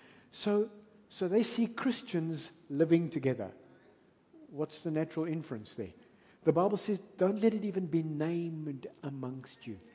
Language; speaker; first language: English; native; English